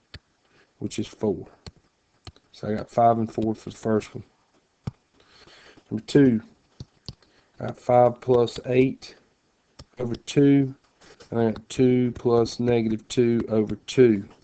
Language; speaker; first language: English; native; English